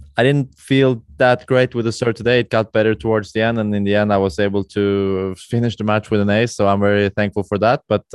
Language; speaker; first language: English; non-native, fluent; Norwegian